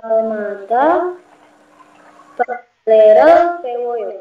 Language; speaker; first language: Korean; non-native, learner; Indonesian